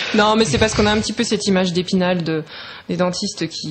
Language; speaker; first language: French; native; French